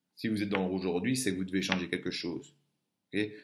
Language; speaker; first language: French; native; French